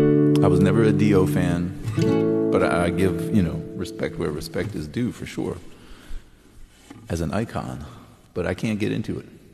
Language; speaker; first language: English; native; English